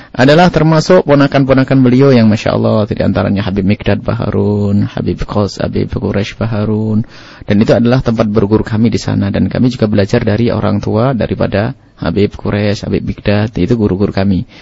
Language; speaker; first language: Indonesian; non-native, local second language; Javanese